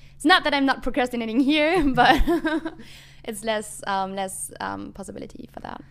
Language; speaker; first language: English; non-native, fluent; German